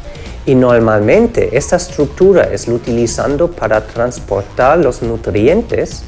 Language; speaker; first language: Spanish; non-native, fluent; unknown